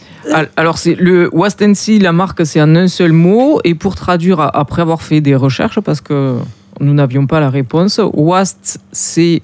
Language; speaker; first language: French; native; French